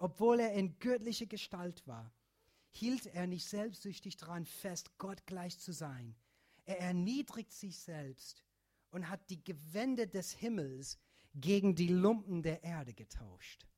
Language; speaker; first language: German; non-native, fluent; English